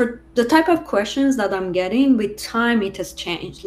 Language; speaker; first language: English; non-native, fluent; Persian